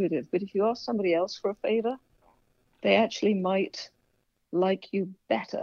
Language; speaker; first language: English; native; English